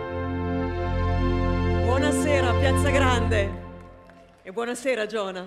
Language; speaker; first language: Italian; native; Italian